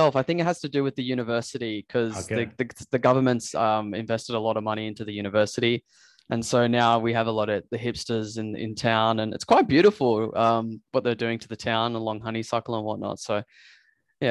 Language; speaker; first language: English; native; English